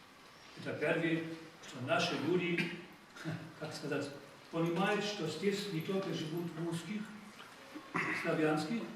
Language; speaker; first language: Russian; non-native, fluent; German